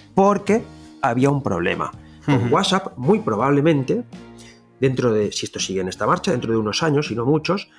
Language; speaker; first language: Spanish; non-native, local second language; Catalan